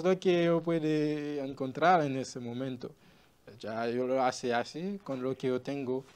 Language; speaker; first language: Spanish; non-native, learner; Haitian Creole